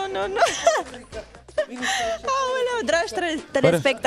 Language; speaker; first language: Romanian; native; Romanian